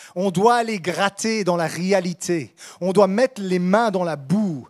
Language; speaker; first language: French; native; French